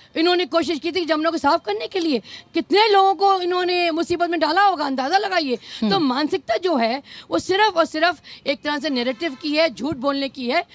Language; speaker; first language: Hindi; native; Hindi